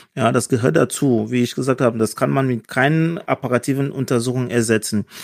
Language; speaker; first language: German; non-native, fluent; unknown